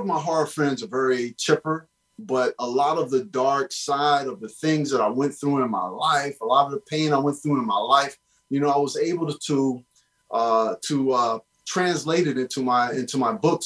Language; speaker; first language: English; native; English